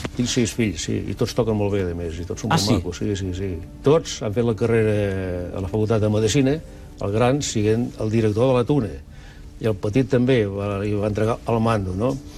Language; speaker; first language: Catalan; early bilingual, other home language; Basque